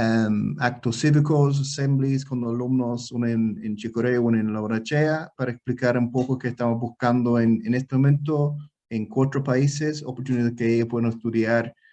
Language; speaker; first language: Spanish; non-native, fluent; English